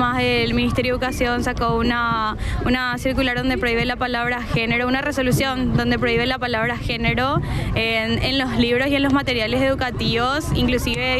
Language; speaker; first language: Spanish; native; Spanish